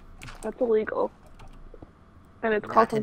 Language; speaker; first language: English; native; English